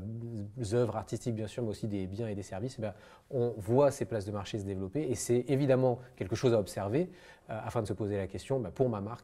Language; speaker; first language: French; native; French